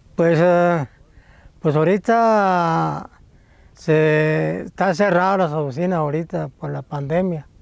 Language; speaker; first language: Spanish; native; Spanish